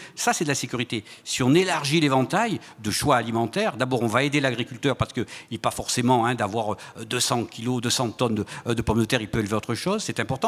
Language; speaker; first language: French; native; French